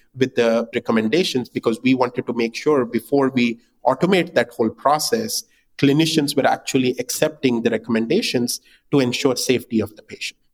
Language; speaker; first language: English; non-native, local second language; Hindi